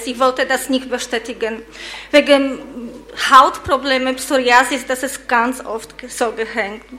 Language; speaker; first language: German; non-native, learner; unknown